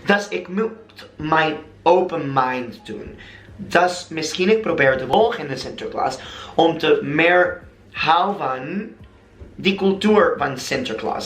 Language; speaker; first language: Dutch; non-native, learner; English